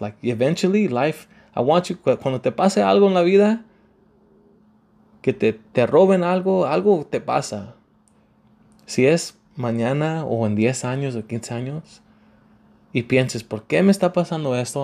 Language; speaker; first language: Spanish; early bilingual, heritage; Spanish